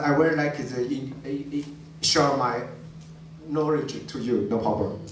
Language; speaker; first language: English; non-native, learner; Chinese